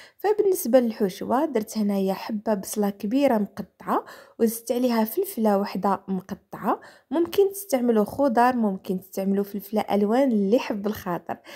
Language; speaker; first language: Arabic; native; Arabic